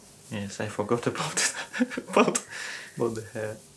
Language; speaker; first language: English; non-native, fluent; Russian